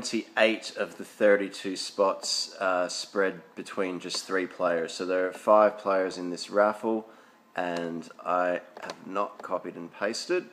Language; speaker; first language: English; native; English